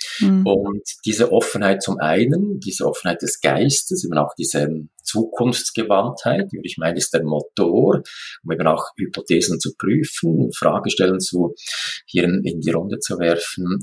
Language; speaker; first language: German; native; German